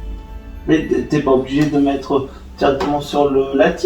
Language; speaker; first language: French; native; French